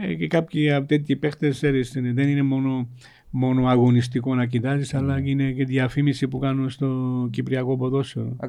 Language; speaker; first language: Greek; non-native, fluent; Georgian